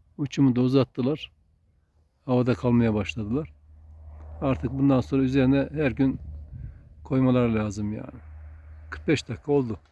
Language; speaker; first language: Turkish; native; Turkish